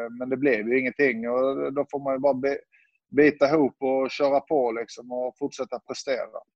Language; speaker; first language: Swedish; early bilingual, other home language; Serbian